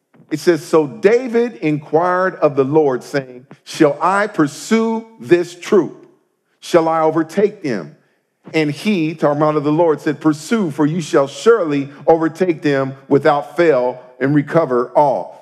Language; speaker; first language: English; native; English